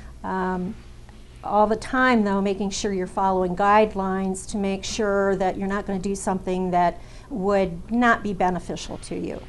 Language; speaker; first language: English; native; English